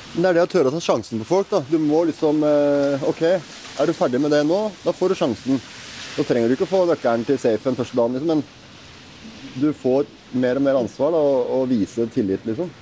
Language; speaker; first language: Norwegian; native; Norwegian